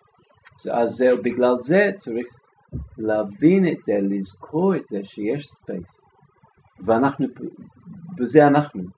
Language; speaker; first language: Hebrew; non-native, fluent; English